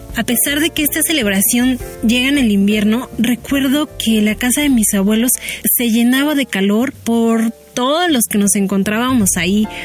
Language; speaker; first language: Spanish; native; Spanish